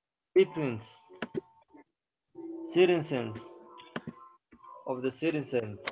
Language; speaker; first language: English; non-native, learner; Spanish